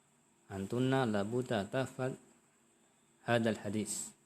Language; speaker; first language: Arabic; non-native, fluent; Indonesian